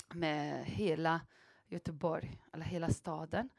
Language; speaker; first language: Swedish; non-native, fluent; Arabic